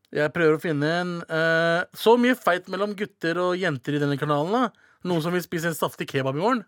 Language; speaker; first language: Norwegian; early bilingual, other home language; Urdu